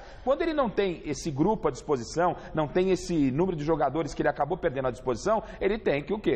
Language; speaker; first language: Portuguese; native; Portuguese